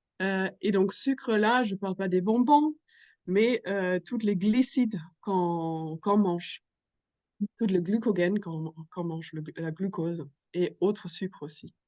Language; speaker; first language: French; non-native, fluent; German